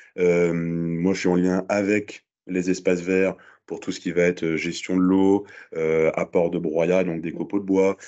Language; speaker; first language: French; native; French